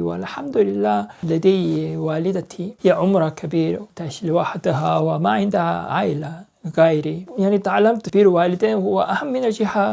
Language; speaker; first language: Arabic; non-native, learner; Korean